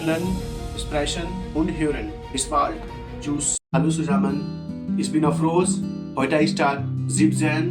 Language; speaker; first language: German; non-native, learner; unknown